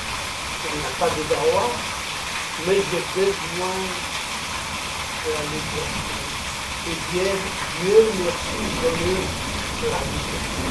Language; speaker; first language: French; non-native, local second language; Arabic